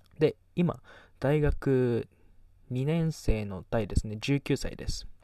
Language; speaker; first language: Japanese; native; Japanese